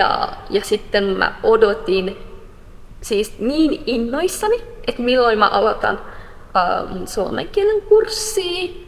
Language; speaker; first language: Finnish; non-native, fluent; Persian